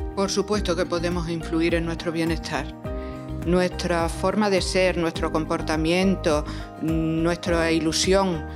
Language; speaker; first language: Spanish; native; Spanish